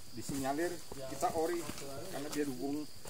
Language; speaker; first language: Indonesian; non-native, local second language; Javanese